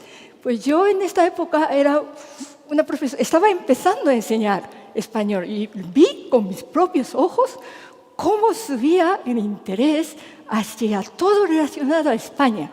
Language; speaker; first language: Spanish; non-native, fluent; Japanese